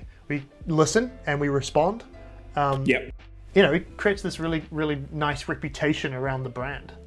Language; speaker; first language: English; native; English